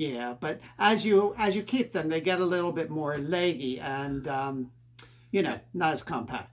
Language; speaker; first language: English; native; English